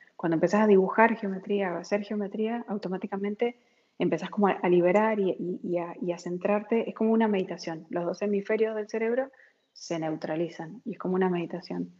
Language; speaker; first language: Spanish; native; Spanish